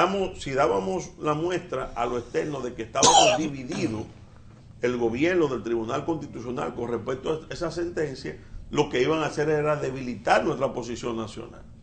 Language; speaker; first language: Spanish; native; Spanish